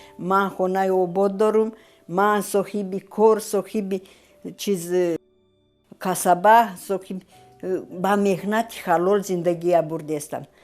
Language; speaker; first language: Tajik; non-native, fluent; Romanian